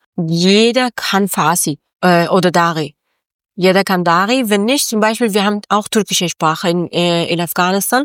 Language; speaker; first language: German; non-native, learner; Persian